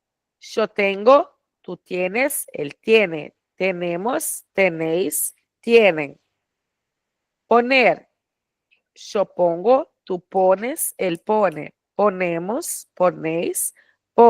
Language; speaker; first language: Spanish; non-native, fluent; Portuguese